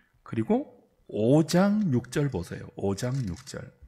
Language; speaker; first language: Korean; native; Korean